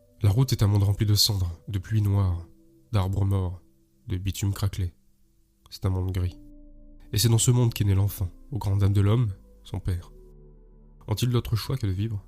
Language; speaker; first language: French; native; French